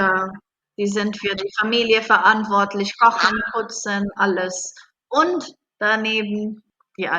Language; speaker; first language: German; non-native, fluent; Arabic